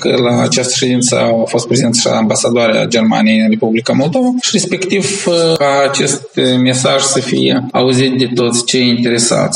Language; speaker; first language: Romanian; native; Romanian